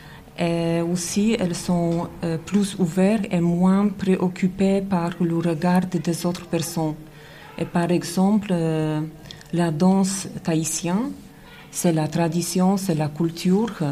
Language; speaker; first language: French; non-native, learner; Polish